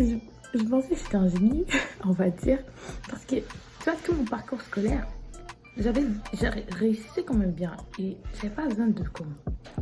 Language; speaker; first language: French; native; French